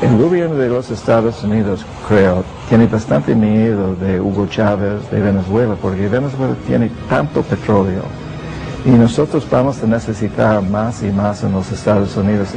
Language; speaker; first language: Spanish; non-native, fluent; English